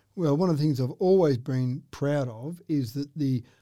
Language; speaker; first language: English; native; English